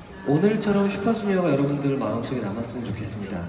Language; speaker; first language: Korean; native; Korean